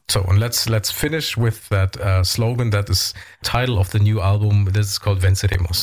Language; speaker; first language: English; non-native, fluent; German